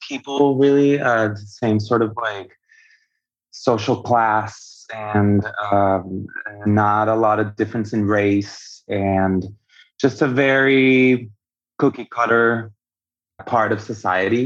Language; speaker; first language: English; non-native, fluent; Spanish